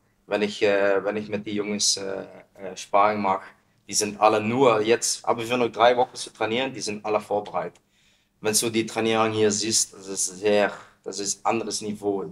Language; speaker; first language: German; non-native, learner; Dutch